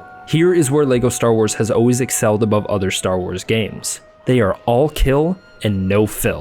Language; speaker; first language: English; native; English